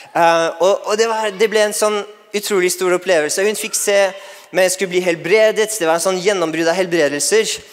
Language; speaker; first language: Norwegian; non-native, fluent; English